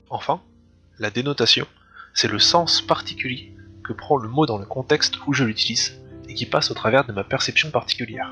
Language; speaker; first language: French; native; French